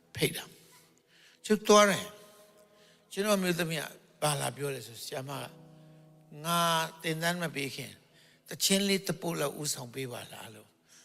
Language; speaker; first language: Burmese; non-native, local second language; Kachin